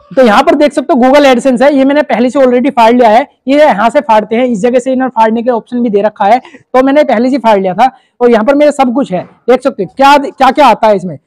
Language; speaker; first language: Hindi; native; Hindi